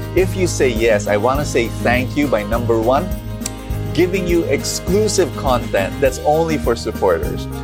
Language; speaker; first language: English; non-native, local second language; Filipino